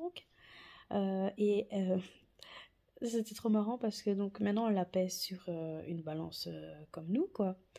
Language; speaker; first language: French; native; French